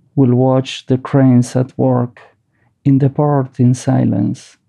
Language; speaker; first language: English; non-native, fluent; Basque